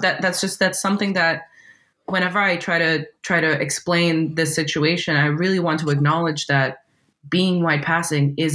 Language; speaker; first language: English; non-native, fluent; Portuguese